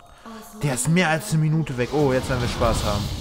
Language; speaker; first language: German; native; German